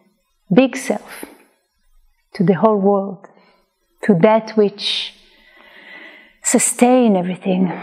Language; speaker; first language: English; non-native, fluent; Hebrew